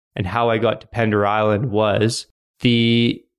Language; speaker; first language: English; native; English